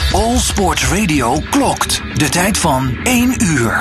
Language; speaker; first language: Dutch; native; Dutch